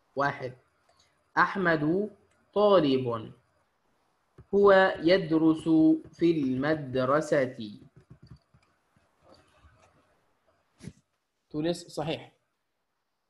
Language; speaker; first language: Arabic; non-native, fluent; Indonesian